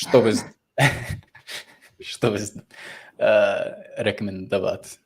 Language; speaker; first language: Russian; non-native, fluent; English